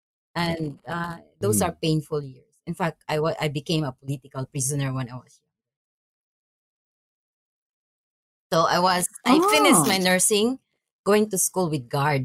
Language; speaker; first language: English; non-native, local second language; Maranao